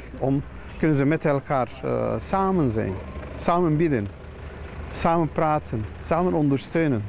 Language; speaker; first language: Dutch; non-native, fluent; Turkish